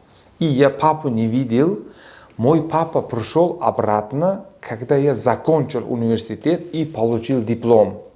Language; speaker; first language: Russian; non-native, local second language; Uzbek